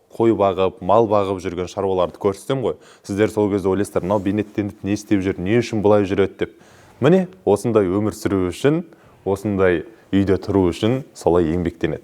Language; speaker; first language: Kazakh; native; Kazakh